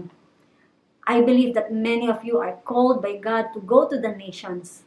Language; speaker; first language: English; non-native, local second language; Filipino